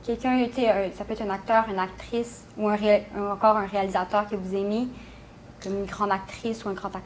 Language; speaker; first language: French; native; French